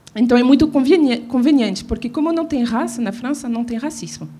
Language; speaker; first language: Portuguese; non-native, fluent; French